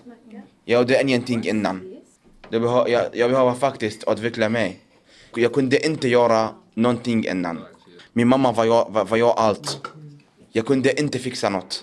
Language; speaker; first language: Swedish; non-native, local second language; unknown